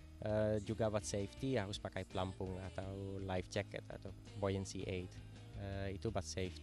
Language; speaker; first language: Indonesian; non-native, fluent; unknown